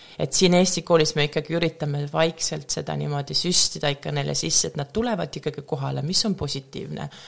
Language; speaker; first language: Estonian; native; Estonian